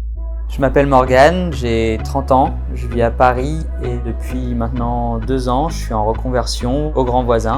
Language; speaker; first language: French; native; French